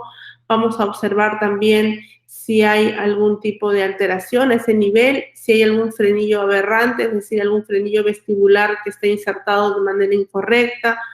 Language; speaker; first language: Spanish; native; Spanish